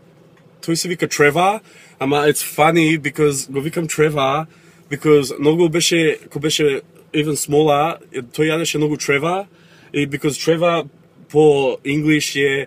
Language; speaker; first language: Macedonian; early bilingual, heritage; English